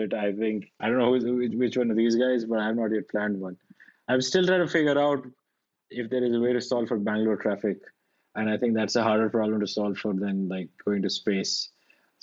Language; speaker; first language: English; non-native, local second language; Hindi